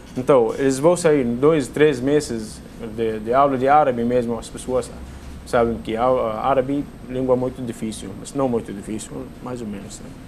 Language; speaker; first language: Portuguese; non-native, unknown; Arabic